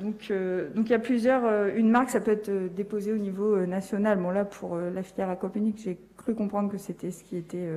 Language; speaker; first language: French; native; French